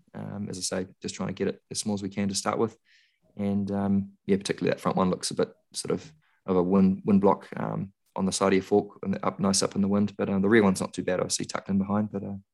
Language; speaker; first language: English; native; English